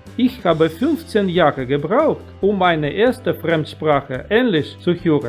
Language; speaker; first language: German; non-native, fluent; Russian